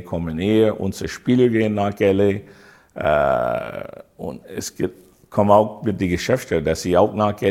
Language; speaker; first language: German; non-native, learner; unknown